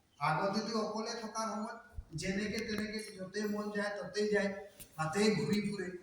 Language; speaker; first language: Assamese; non-native, local second language; Sadri